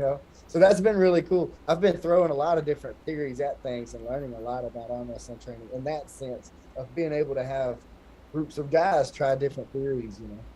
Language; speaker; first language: English; native; English